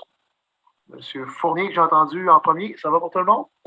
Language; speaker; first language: French; native; French